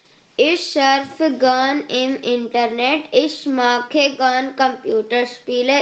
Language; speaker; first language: German; non-native, learner; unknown